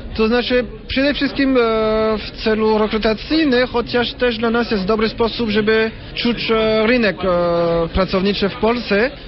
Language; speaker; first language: Polish; non-native, fluent; French